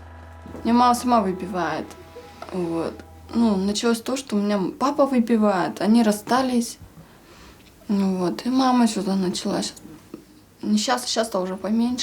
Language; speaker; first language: Russian; native; Russian